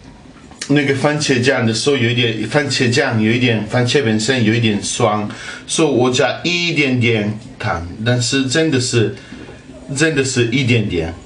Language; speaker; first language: Chinese; non-native, fluent; Italian